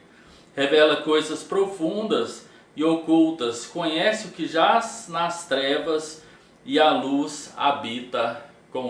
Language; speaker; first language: Portuguese; native; Portuguese